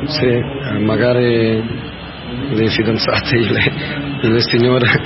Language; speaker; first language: Italian; non-native, fluent; Portuguese